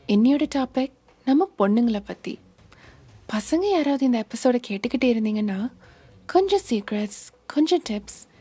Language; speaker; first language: Tamil; early bilingual, heritage; Tamil